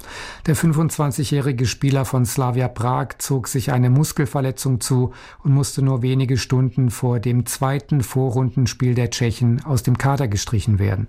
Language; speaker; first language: German; native; German